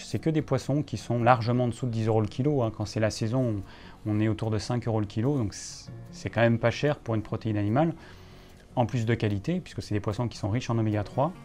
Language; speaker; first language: French; native; French